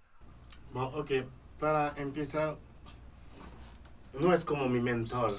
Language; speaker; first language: Spanish; non-native, fluent; Haitian Creole